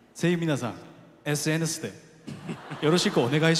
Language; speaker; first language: Japanese; non-native, fluent; Korean